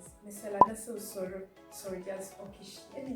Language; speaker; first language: Turkish; non-native, fluent; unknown